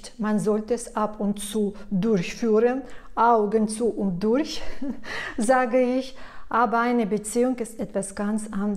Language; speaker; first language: German; non-native, fluent; Russian